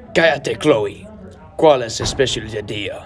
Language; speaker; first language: Spanish; non-native, learner; English